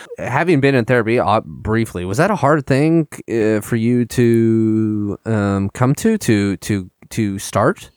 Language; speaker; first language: English; native; English